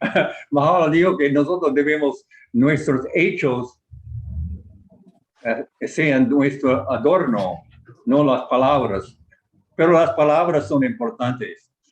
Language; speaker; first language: Spanish; non-native, fluent; English